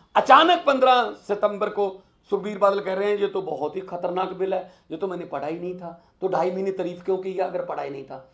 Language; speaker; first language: Hindi; non-native, local second language; Punjabi